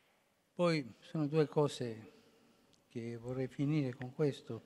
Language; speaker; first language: Italian; early bilingual, heritage; Spanish